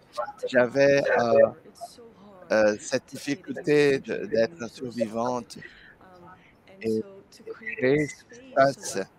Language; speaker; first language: French; non-native, learner; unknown